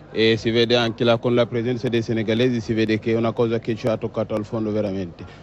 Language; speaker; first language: Italian; non-native, fluent; Wolof